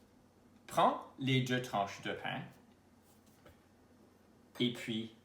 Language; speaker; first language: French; non-native, local second language; English